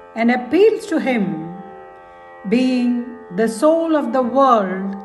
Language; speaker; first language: English; non-native, local second language; Tamil